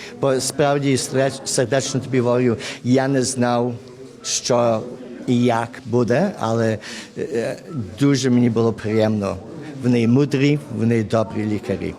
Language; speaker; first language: Ukrainian; early bilingual, heritage; Ukrainian